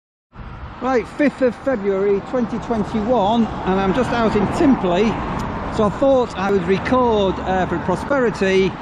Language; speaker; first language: English; native; English